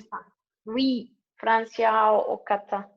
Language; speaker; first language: French; non-native, learner; Spanish